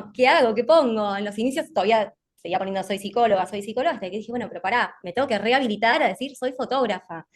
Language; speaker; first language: Spanish; native; Spanish